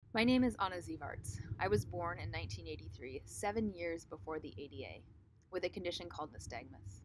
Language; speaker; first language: English; native; English